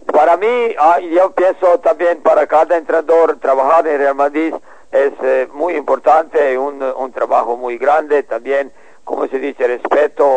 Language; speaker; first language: Spanish; non-native, learner; Serbian